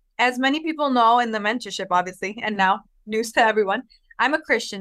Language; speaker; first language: English; non-native, local second language; Spanish